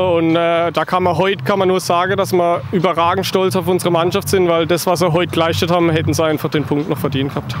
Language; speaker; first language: German; native; German